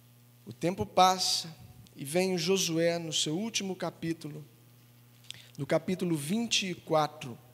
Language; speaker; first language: Portuguese; native; Portuguese